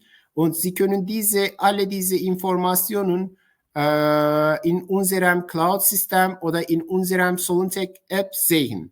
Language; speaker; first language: German; non-native, fluent; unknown